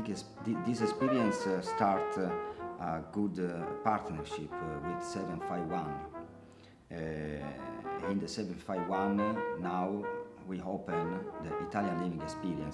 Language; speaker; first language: English; non-native, learner; Italian